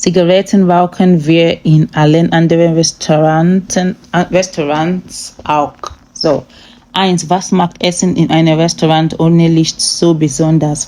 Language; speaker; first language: German; non-native, fluent; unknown